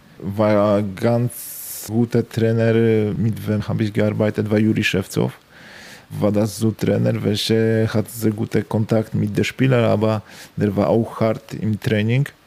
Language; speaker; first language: German; non-native, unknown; Polish